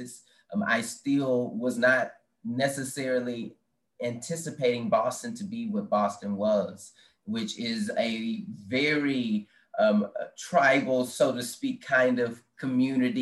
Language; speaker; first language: English; native; English